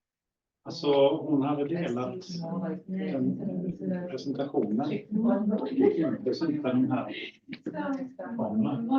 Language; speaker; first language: Swedish; native; Swedish